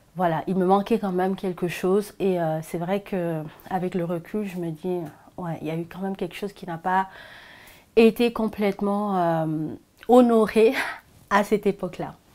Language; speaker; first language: French; non-native, local second language; Wolof